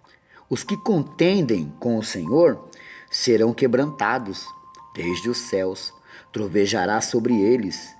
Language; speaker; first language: Portuguese; native; Portuguese